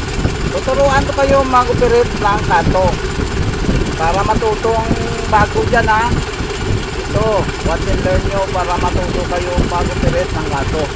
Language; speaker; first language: Filipino; non-native, local second language; Cebuano